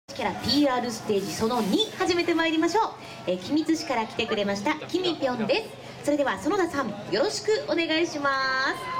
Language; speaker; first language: Japanese; native; Japanese